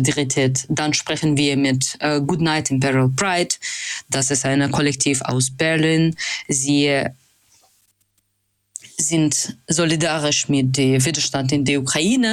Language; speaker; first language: German; non-native, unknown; Russian